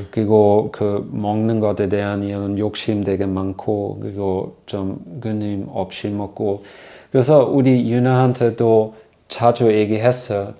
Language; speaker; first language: Korean; non-native, fluent; German